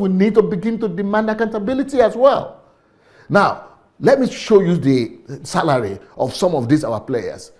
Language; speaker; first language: English; non-native, local second language; Yoruba